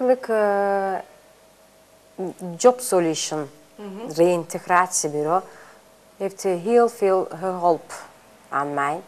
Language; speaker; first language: Dutch; non-native, learner; Turkish